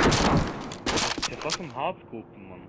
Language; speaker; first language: German; non-native, local second language; Swedish